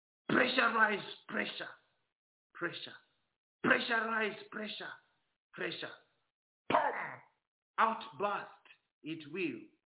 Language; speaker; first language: English; non-native, local second language; Shona